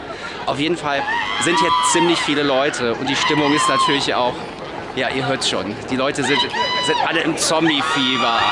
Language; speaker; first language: German; native; German